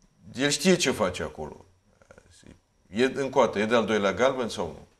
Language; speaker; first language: Romanian; native; Romanian